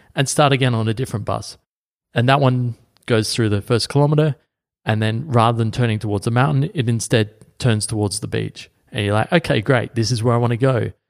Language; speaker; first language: English; native; English